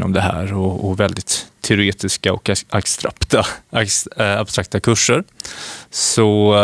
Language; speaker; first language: Swedish; native; Swedish